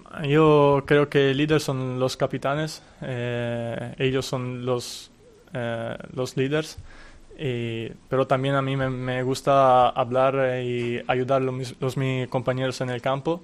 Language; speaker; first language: Spanish; non-native, fluent; Italian